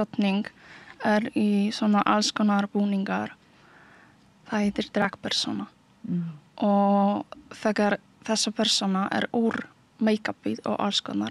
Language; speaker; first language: Icelandic; non-native, learner; Polish